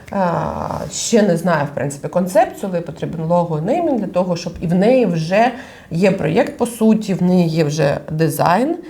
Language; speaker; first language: Ukrainian; non-native, local second language; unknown